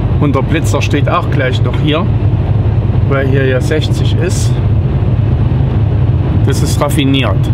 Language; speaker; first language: German; native; German